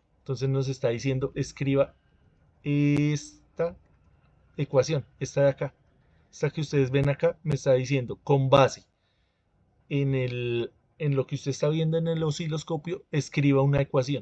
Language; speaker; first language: Spanish; native; Spanish